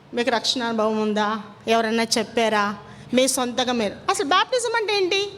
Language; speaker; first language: Telugu; non-native, local second language; Kannada